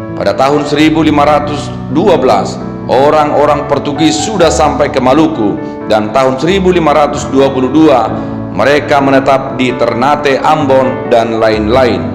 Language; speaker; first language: Indonesian; native; Indonesian